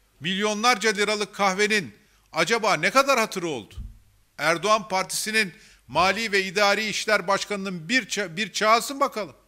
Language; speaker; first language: Turkish; native; Turkish